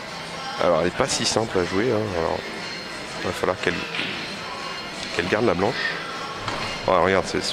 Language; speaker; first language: French; native; French